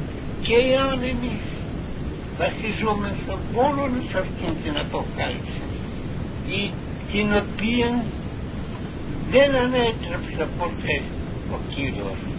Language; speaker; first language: Greek; non-native, fluent; Russian